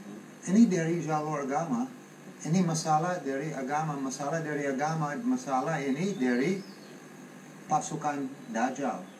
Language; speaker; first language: Indonesian; non-native, fluent; English